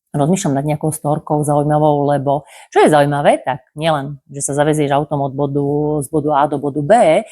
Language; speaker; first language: Slovak; native; Slovak